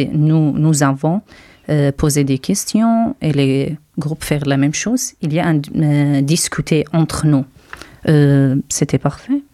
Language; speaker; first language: French; non-native, learner; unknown